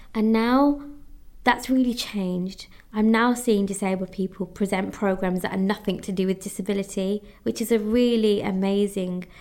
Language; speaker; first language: English; native; English